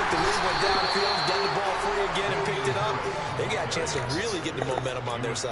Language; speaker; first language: English; native; English